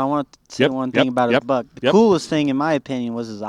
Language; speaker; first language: English; native; English